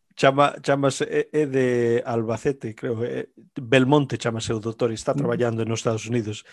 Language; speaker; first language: Galician; native; Galician